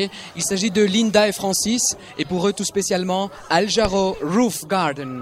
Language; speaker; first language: French; native; French